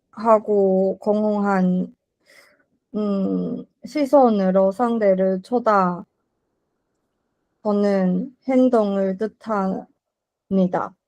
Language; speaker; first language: Korean; non-native, learner; Chinese